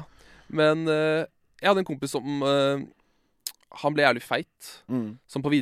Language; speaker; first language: Norwegian; native; Norwegian